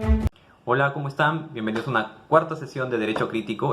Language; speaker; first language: Spanish; native; Spanish